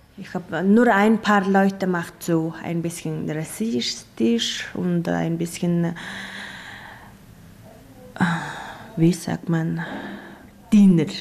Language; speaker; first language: German; non-native, learner; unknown